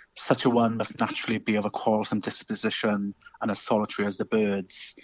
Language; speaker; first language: English; native; English